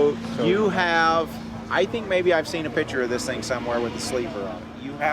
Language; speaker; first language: English; native; English